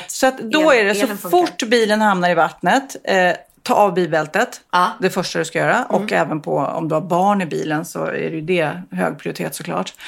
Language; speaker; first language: Swedish; native; Swedish